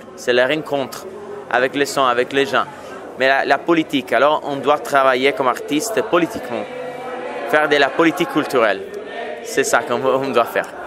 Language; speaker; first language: French; non-native, fluent; Italian